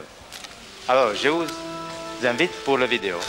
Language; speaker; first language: French; non-native, learner; Slovak